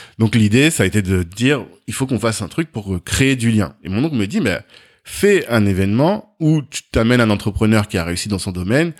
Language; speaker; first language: French; native; French